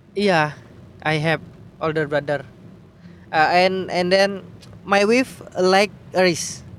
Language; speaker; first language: English; non-native, learner; Indonesian